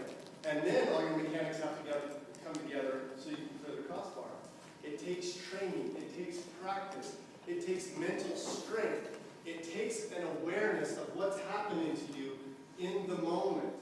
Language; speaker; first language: English; native; English